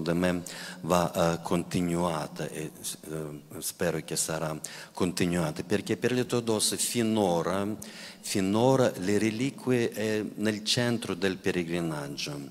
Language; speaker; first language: Italian; non-native, fluent; Russian